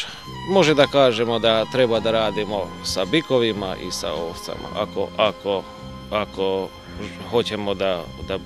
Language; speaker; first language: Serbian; non-native, local second language; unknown